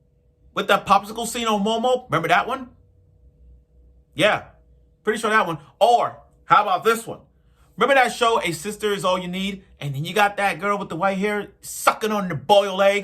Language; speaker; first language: English; native; English